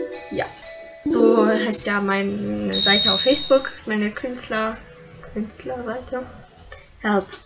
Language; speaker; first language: German; native; German